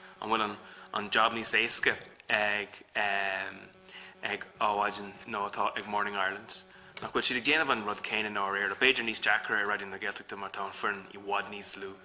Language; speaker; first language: Irish; non-native, local second language; English